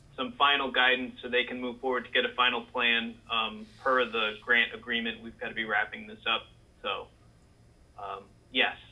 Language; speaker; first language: English; native; English